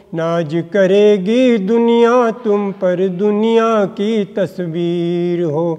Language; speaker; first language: Hindi; native; Hindi